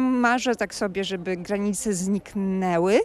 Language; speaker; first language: Polish; non-native, fluent; Ukrainian